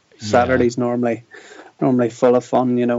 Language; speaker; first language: English; native; English